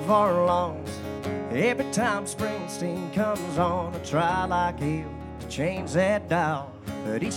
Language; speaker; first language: English; native; English